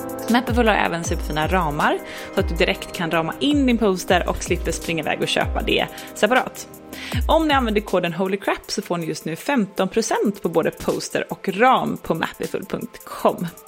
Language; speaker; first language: Swedish; native; Swedish